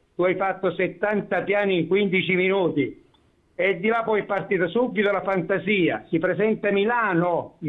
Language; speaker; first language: Italian; native; Italian